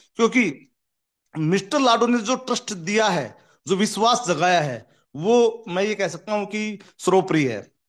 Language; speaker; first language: Hindi; native; Hindi